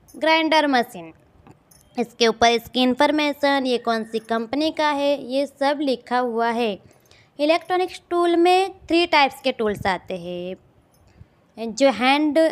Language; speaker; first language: Hindi; non-native, local second language; Gujarati